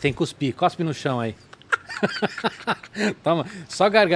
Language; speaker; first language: Portuguese; native; Portuguese